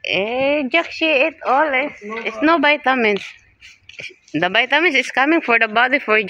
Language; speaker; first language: English; non-native, learner; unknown